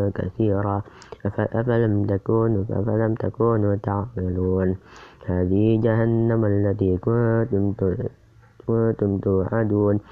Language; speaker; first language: Arabic; non-native, learner; Indonesian